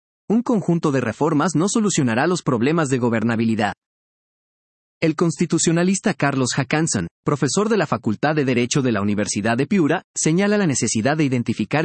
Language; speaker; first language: Spanish; native; Spanish